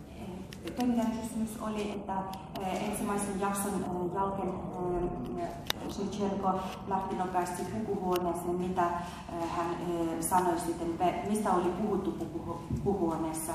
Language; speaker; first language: Finnish; non-native, fluent; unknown